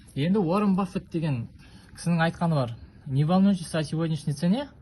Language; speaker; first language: Russian; non-native, local second language; Kazakh